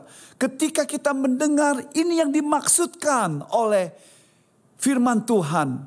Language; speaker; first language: Indonesian; native; Indonesian